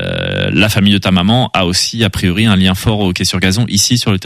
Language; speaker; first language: French; native; French